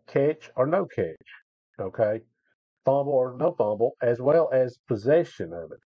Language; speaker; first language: English; native; English